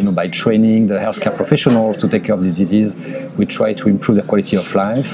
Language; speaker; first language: English; non-native, fluent; French